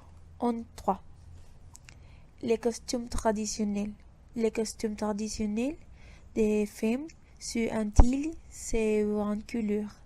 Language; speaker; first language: French; non-native, learner; Spanish